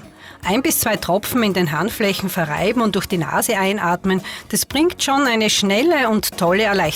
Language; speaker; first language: German; native; German